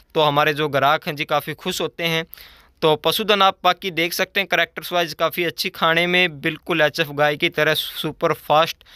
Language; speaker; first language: Hindi; native; Hindi